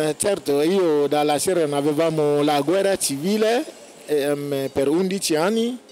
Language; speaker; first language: Italian; non-native, learner; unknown